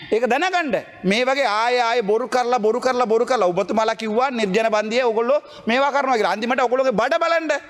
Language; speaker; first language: Sinhala; non-native, local second language; Tamil